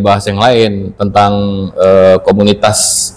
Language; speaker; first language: Indonesian; native; Indonesian